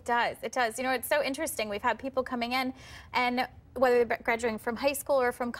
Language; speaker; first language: English; native; English